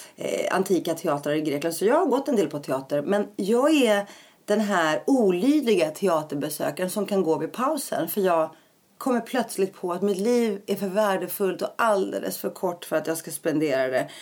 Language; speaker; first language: Swedish; early bilingual, other home language; Greek